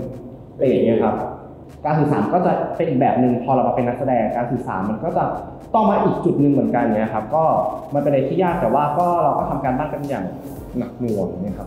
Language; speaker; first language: Thai; native; Thai